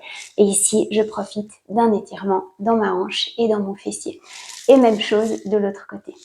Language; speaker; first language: French; native; French